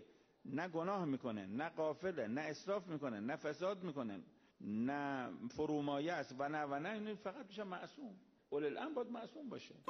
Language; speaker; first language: Persian; native; Persian